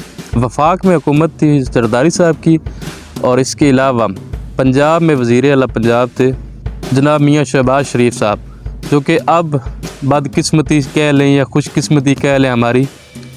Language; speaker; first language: Urdu; non-native, local second language; Punjabi